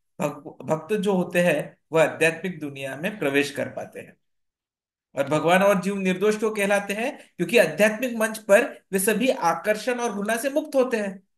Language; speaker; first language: Hindi; non-native, local second language; Marathi